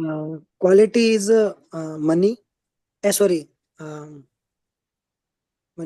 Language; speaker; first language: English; non-native, learner; Hindi